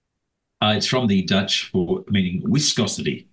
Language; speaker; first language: English; native; English